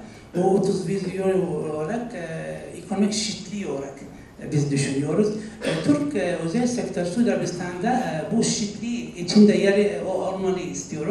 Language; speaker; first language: Turkish; non-native, learner; Arabic